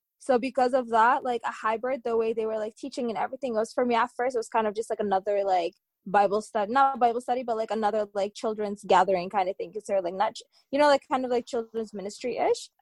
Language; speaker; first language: English; early bilingual, other home language; Tigrinya